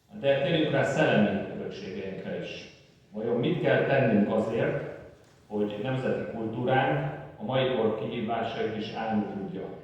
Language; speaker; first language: Hungarian; native; Hungarian